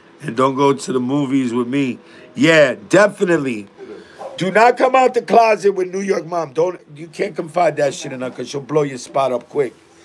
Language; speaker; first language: English; native; English